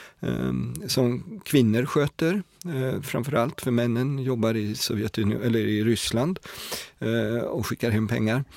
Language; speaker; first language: Swedish; native; Swedish